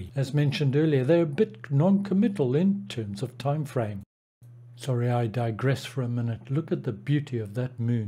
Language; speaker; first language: English; native; English